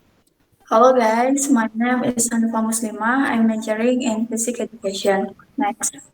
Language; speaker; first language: English; non-native, learner; Indonesian